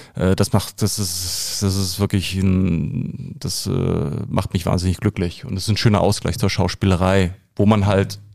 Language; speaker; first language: German; native; German